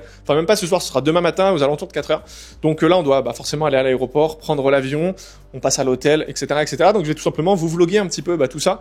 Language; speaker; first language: French; native; French